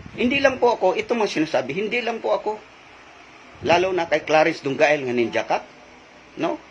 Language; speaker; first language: Filipino; non-native, local second language; Cebuano